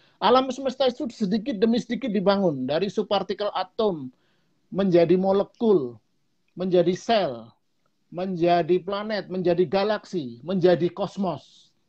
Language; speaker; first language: Indonesian; non-native, local second language; Javanese